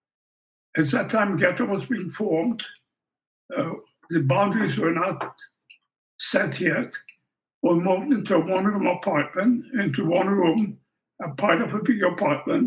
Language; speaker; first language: English; non-native, fluent; Polish